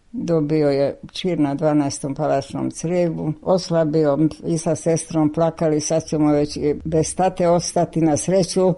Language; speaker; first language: Serbian; non-native, local second language; Hungarian